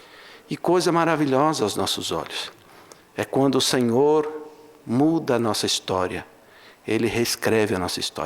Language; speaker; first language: Portuguese; native; Portuguese